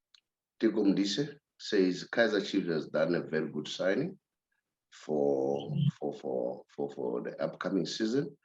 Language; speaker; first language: English; non-native, local second language; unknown